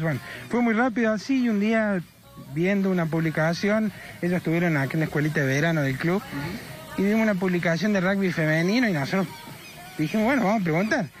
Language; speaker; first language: Spanish; native; Spanish